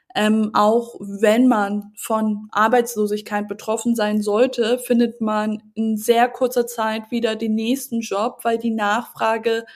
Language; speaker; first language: German; native; German